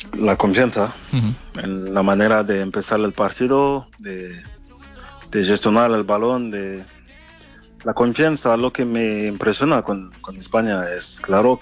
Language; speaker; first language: Spanish; non-native, fluent; French